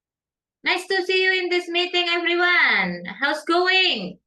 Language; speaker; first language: English; non-native, fluent; Indonesian